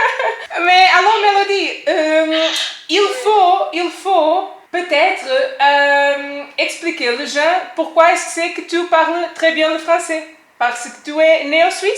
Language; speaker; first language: French; non-native, learner; Portuguese